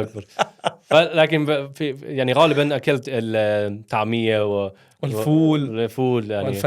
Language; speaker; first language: Arabic; non-native, learner; Swedish